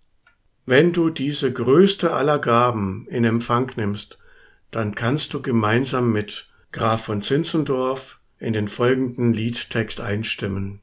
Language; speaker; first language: German; native; German